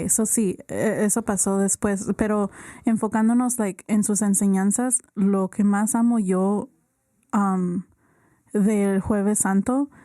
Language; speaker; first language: Spanish; early bilingual, heritage; Spanish